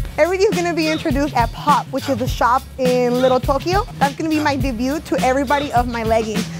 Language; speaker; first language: English; native; English